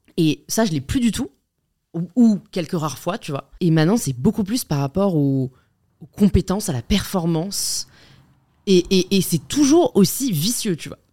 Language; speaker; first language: French; native; French